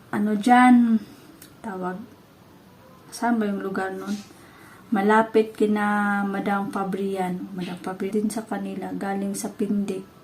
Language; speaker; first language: Filipino; non-native, local second language; Cebuano